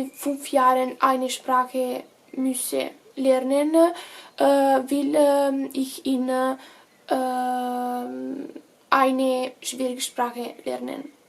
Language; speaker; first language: German; non-native, learner; Italian